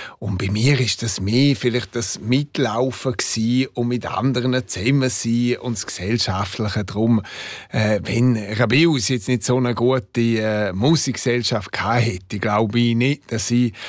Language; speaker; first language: German; non-native, local second language; Romansh